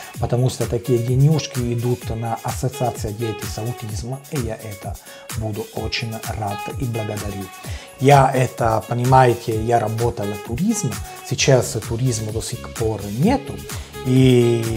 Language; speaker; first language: Russian; non-native, learner; Italian